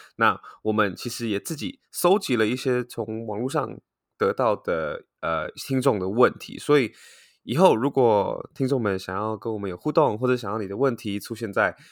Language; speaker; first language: Chinese; native; Chinese